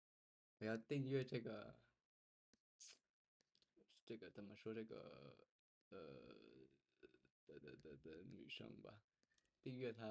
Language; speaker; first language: Chinese; non-native, learner; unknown